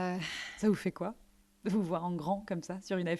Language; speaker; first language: French; native; French